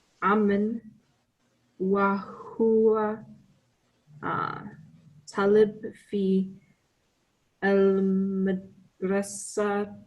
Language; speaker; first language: Arabic; non-native, learner; English